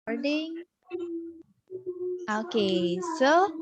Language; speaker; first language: English; non-native, fluent; Indonesian